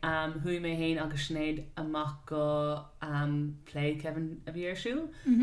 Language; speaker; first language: Irish; non-native, local second language; English